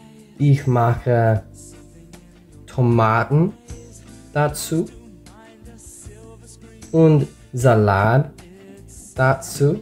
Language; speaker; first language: German; non-native, learner; English